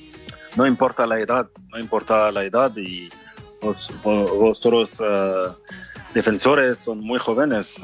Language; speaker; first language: Spanish; non-native, fluent; French